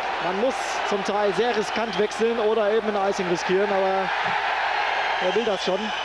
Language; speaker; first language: German; native; German